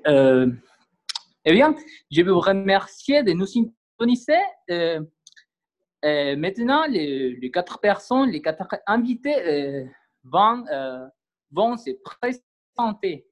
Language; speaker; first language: French; non-native, learner; Spanish